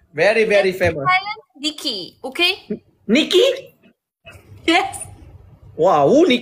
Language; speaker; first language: English; non-native, learner; Malay